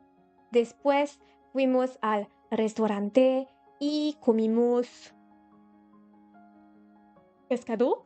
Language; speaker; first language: Spanish; non-native, learner; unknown